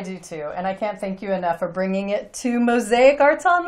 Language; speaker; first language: English; native; English